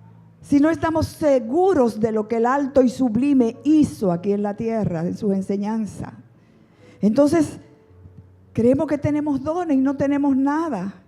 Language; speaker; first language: Spanish; native; Spanish